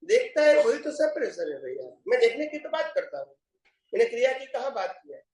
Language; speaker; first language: Hindi; non-native, local second language; Gujarati